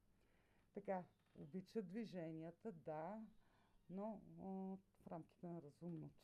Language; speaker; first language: Bulgarian; native; Bulgarian